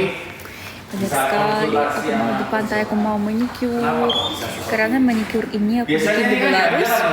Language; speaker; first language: Indonesian; non-native, learner; Russian